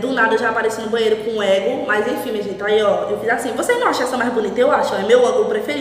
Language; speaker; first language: Portuguese; native; Portuguese